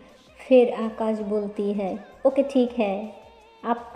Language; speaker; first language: Hindi; non-native, local second language; Bangla